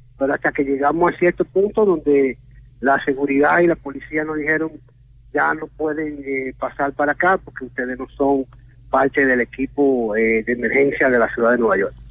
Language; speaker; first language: Spanish; early bilingual, heritage; Spanish